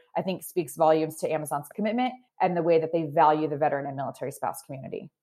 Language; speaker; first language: English; native; English